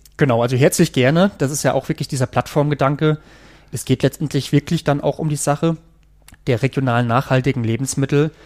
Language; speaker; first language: German; native; German